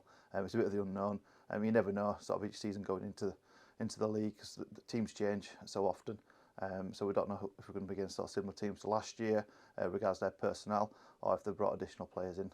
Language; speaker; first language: English; native; English